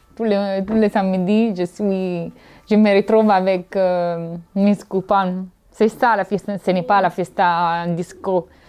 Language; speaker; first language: French; non-native, learner; Italian